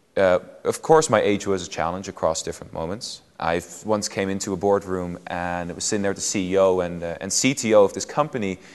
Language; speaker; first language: English; non-native, fluent; Dutch